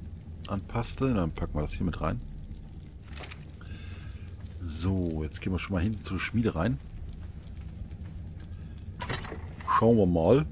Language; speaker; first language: German; native; German